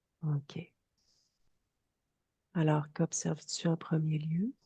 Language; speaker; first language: French; native; French